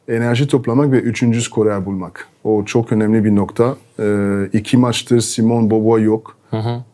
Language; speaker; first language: Turkish; non-native, fluent; French